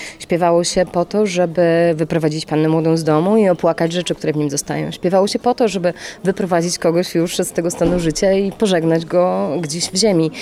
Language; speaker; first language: Polish; native; Polish